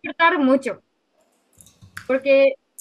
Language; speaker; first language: Spanish; non-native, learner; Japanese